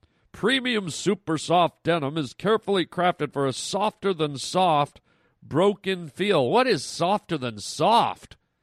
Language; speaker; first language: English; native; English